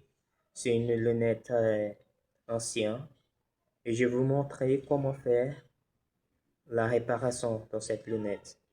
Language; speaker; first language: French; non-native, learner; Portuguese